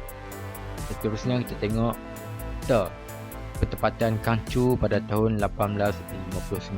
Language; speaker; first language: Malay; native; Malay